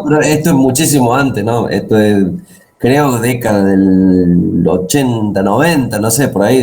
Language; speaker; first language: Spanish; native; Spanish